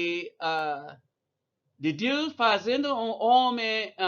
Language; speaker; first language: Portuguese; non-native, learner; English